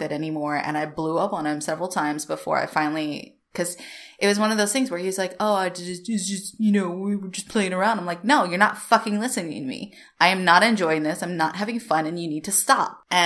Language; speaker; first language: English; native; English